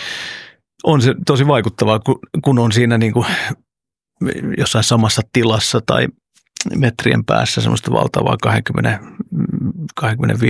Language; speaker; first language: Finnish; early bilingual, other home language; Oromo